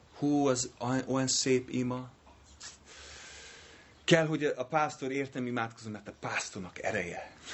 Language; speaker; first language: Hungarian; non-native, learner; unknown